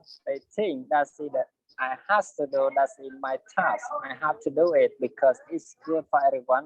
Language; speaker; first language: English; non-native, learner; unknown